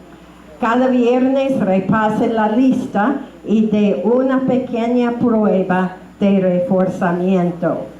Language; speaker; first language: Spanish; non-native, fluent; English